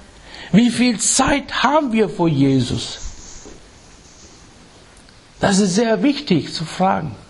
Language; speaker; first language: German; non-native, fluent; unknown